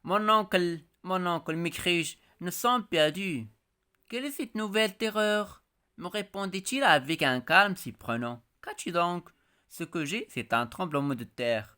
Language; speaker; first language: French; non-native, local second language; Arabic